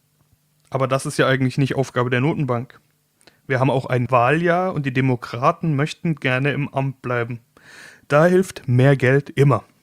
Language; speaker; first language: German; native; German